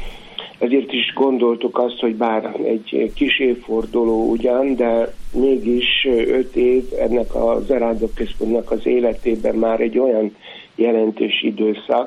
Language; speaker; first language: Hungarian; native; Hungarian